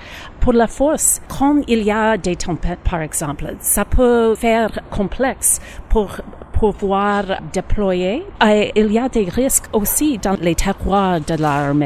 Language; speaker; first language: French; non-native, learner; English